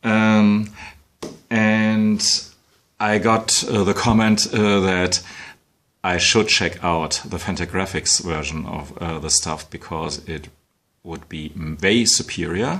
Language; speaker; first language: English; non-native, fluent; German